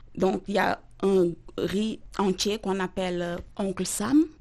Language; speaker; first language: French; non-native, local second language; Wolof